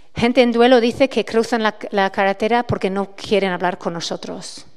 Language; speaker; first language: Spanish; non-native, fluent; English